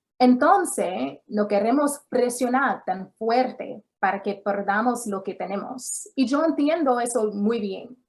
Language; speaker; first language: Spanish; early bilingual, heritage; English